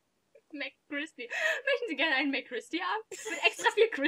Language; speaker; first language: German; native; German